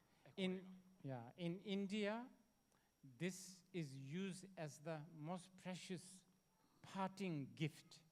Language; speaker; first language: English; non-native, learner; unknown